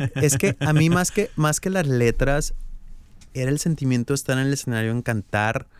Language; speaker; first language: Spanish; native; Spanish